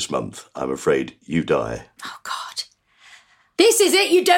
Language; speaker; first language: English; native; English